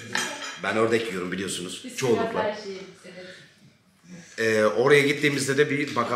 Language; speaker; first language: Turkish; native; Turkish